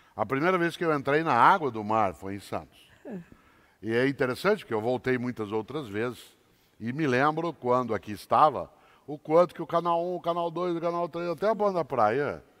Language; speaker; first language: Portuguese; native; Portuguese